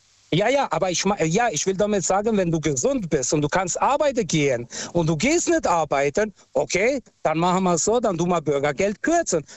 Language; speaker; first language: German; non-native, local second language; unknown